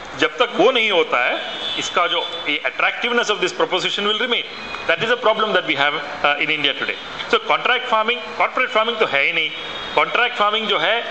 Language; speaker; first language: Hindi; non-native, local second language; Malayalam